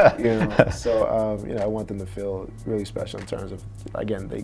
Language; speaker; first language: English; native; English